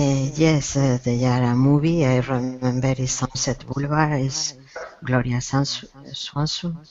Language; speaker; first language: English; non-native, learner; Spanish